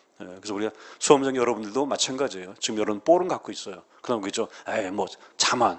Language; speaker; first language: Korean; native; Korean